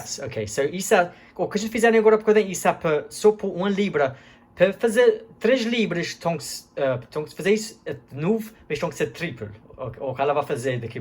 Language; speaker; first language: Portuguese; early bilingual, heritage; Portuguese